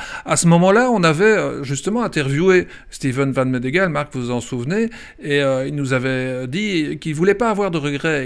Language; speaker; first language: French; native; French